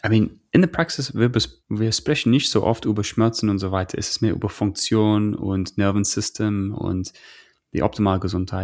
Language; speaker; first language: German; non-native, fluent; English